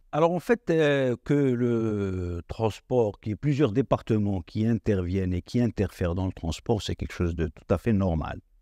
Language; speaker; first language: French; non-native, local second language; Arabic